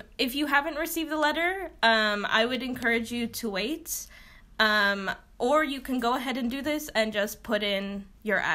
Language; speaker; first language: English; early bilingual, other home language; Arabic